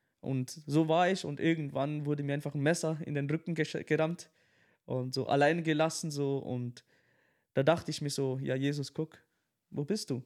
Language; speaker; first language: German; early bilingual, other home language; Tamil